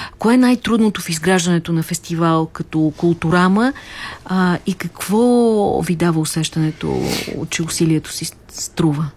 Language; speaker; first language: Bulgarian; native; Bulgarian